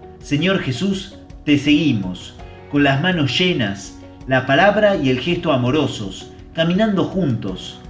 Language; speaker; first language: Spanish; native; Spanish